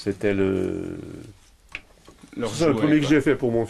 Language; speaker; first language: French; non-native, local second language; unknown